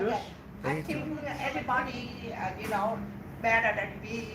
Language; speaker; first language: English; non-native, learner; Vietnamese